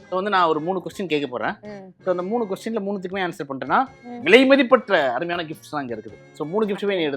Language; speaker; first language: Tamil; native; Tamil